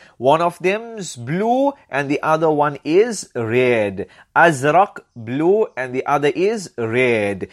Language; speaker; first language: English; native; English